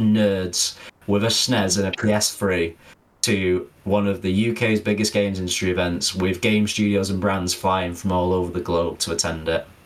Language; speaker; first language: English; native; English